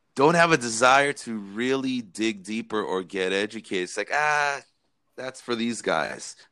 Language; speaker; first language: English; native; English